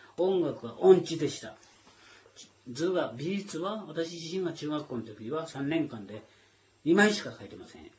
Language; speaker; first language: Japanese; native; Japanese